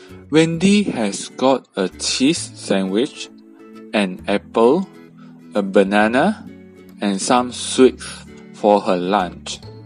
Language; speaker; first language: English; non-native, local second language; Chinese